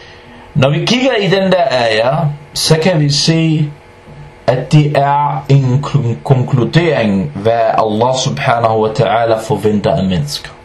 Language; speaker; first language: Danish; non-native, fluent; Arabic